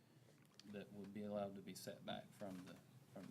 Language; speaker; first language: English; native; English